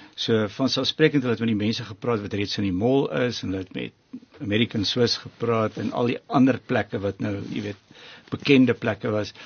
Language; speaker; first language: Afrikaans; native; Afrikaans